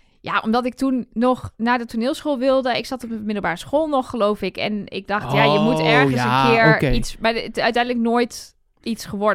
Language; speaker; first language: Dutch; native; Dutch